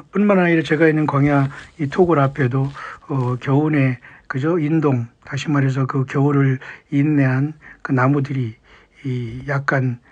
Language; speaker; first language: Korean; native; Korean